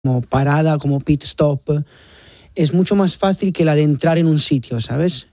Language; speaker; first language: Spanish; non-native, fluent; Italian